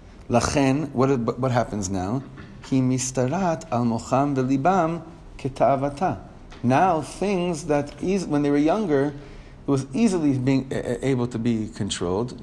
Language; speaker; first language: English; native; English